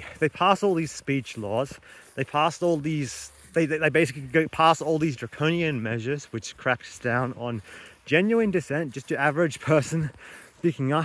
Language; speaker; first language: English; native; English